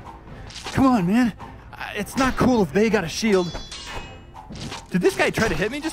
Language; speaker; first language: English; native; English